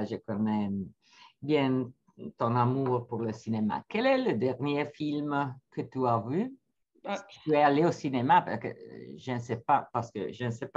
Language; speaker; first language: French; non-native, fluent; Italian